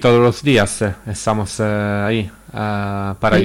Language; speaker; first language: Spanish; non-native, learner; Italian